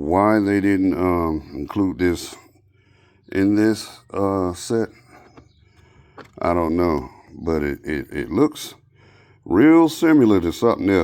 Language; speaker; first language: English; native; English